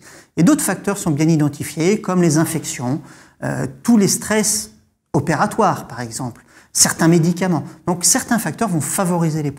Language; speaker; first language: French; native; French